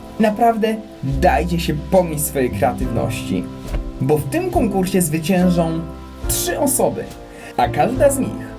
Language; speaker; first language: Polish; native; Polish